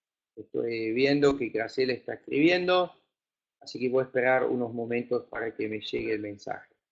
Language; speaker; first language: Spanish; non-native, fluent; Afrikaans